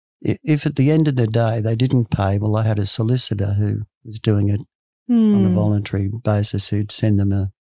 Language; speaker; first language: English; native; English